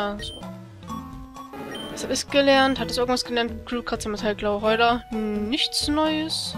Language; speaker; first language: German; native; German